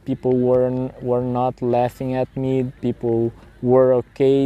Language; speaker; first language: English; non-native, fluent; Portuguese